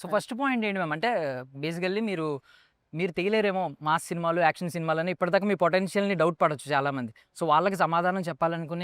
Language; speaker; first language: Telugu; native; Telugu